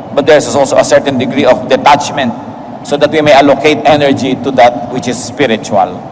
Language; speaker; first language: English; non-native, local second language; Filipino